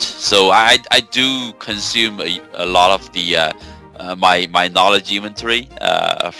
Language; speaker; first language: English; non-native, fluent; Chinese